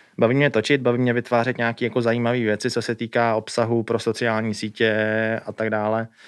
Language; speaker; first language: Czech; native; Czech